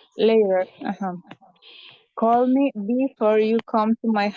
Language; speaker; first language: English; non-native, learner; Spanish